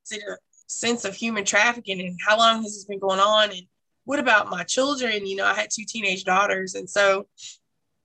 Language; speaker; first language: English; native; English